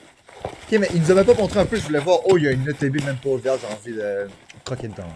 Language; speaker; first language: French; native; French